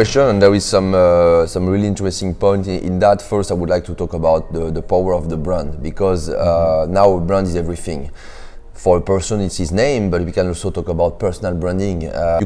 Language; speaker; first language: English; non-native, fluent; French